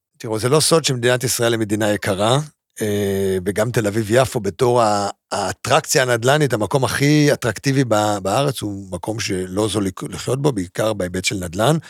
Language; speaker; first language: Hebrew; native; Hebrew